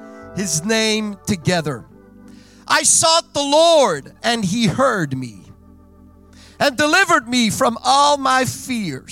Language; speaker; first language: English; non-native, fluent; Dutch